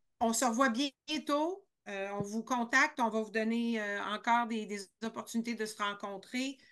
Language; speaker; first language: French; native; French